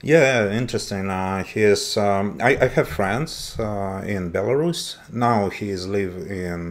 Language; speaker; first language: English; non-native, learner; Russian